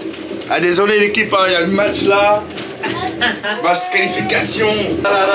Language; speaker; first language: French; native; French